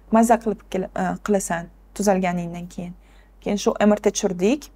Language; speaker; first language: Uzbek; non-native, local second language; Russian